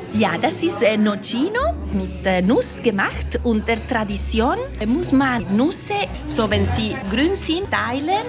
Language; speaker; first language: German; non-native, local second language; Italian